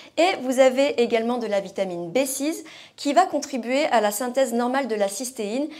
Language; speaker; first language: French; native; French